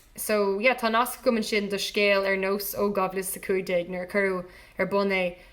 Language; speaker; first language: Irish; non-native, local second language; English